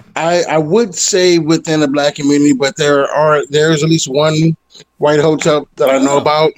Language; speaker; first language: English; native; English